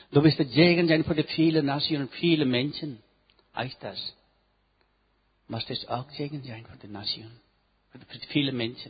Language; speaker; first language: German; non-native, learner; Nepali